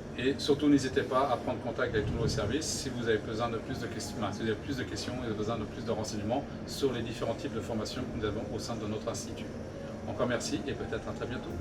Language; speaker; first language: French; native; French